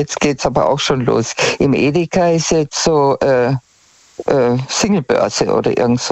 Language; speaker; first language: German; native; German